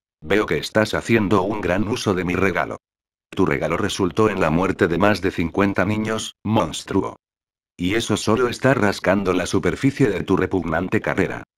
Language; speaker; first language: Spanish; native; Spanish